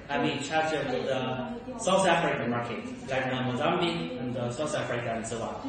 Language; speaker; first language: English; non-native, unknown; Chinese